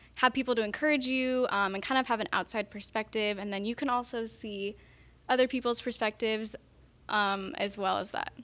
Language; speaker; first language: English; native; English